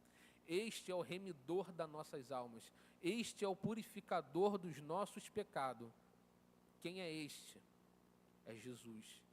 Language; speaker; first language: Portuguese; native; Portuguese